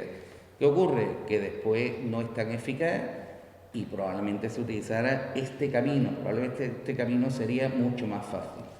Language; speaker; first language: Spanish; native; Spanish